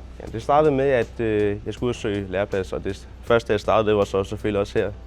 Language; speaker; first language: Danish; native; Danish